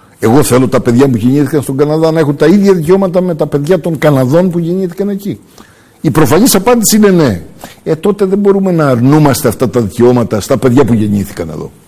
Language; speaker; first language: Greek; early bilingual, heritage; Greek